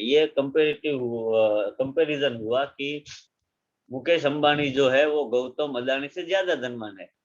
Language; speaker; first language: Hindi; non-native, local second language; Gujarati